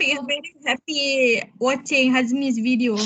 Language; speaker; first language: English; non-native, local second language; Malay